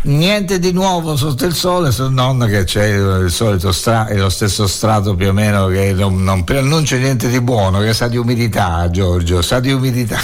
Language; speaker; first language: Italian; native; Italian